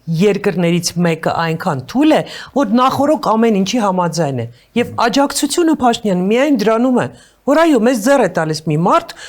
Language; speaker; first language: Armenian; native; Armenian